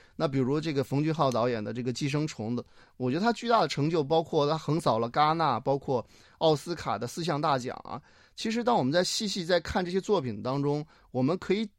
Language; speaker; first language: Chinese; native; Chinese